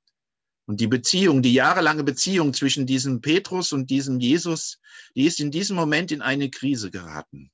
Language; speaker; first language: German; native; German